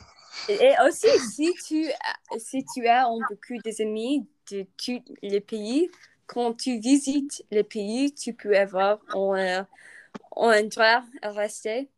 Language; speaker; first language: French; non-native, learner; English